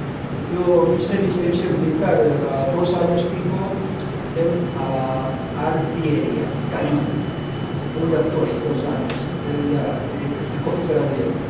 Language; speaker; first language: Spanish; non-native, learner; Korean